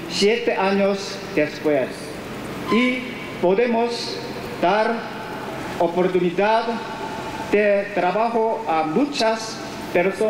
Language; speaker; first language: Spanish; non-native, learner; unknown